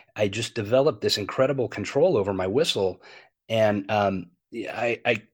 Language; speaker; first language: English; native; English